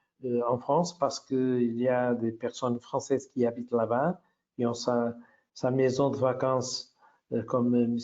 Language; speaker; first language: French; non-native, fluent; Portuguese